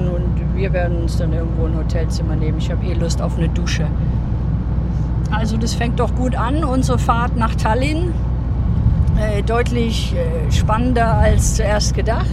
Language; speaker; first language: German; native; German